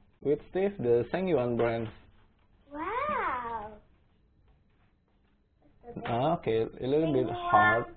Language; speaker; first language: English; non-native, learner; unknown